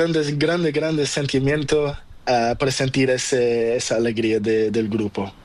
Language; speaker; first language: Spanish; non-native, learner; Portuguese